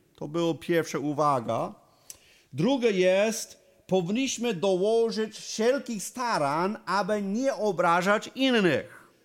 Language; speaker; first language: Polish; non-native, learner; English